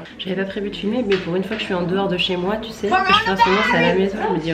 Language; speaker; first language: French; native; French